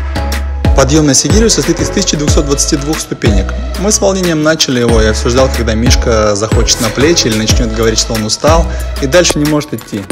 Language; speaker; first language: Russian; native; Russian